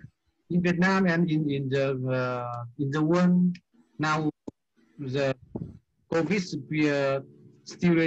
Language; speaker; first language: English; non-native, learner; Vietnamese